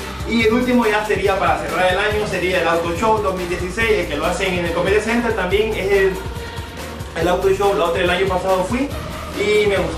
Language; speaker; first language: Spanish; early bilingual, other home language; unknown